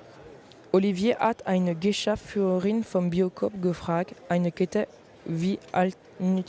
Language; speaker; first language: German; non-native, learner; French